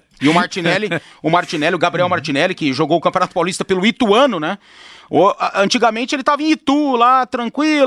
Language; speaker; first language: Portuguese; native; Portuguese